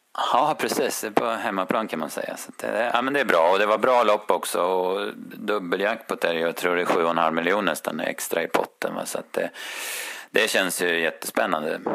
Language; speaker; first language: Swedish; native; Swedish